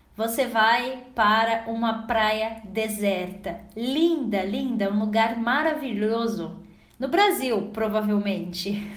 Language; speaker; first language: Portuguese; native; Portuguese